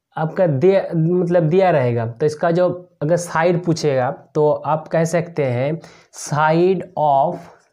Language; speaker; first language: Hindi; native; Hindi